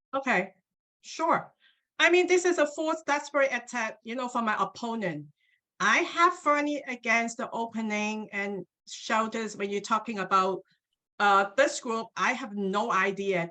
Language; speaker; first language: English; non-native, local second language; Cantonese